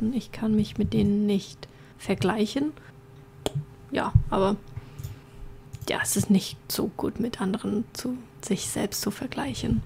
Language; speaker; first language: German; non-native, fluent; English